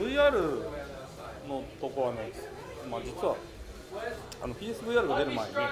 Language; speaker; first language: Japanese; native; Japanese